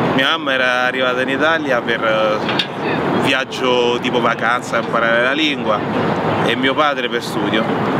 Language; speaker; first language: Italian; early bilingual, other home language; French